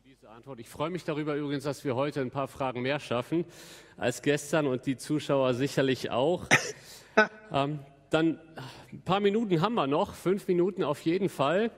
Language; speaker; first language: German; native; German